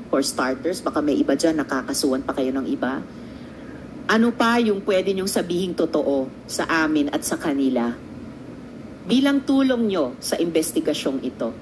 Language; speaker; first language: Filipino; non-native, learner; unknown